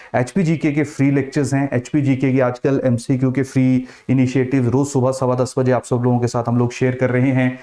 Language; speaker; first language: Hindi; native; Hindi